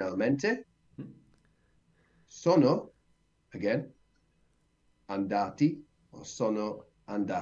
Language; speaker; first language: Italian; non-native, learner; English